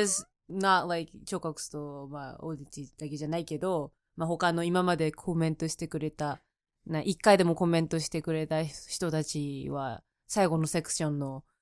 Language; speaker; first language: Japanese; native; Japanese